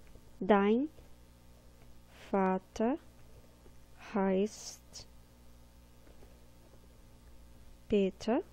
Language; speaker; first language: German; non-native, fluent; Portuguese